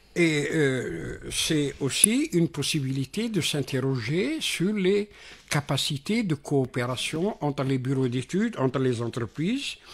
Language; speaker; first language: French; non-native, local second language; Arabic